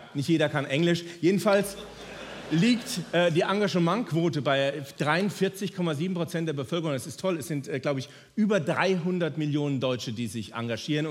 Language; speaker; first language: German; non-native, fluent; English